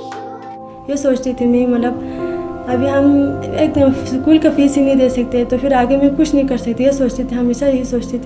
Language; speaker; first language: Hindi; non-native, local second language; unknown